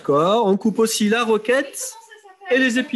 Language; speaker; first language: French; native; French